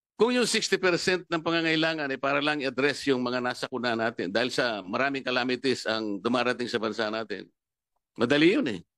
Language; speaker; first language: Filipino; non-native, local second language; Pampanga